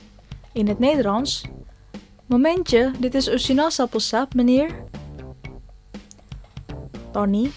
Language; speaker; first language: Dutch; non-native, learner; Indonesian